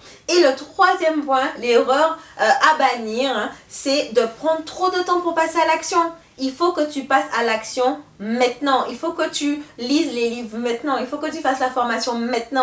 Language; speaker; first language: French; native; French